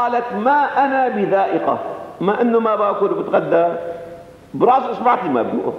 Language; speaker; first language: Arabic; native; Arabic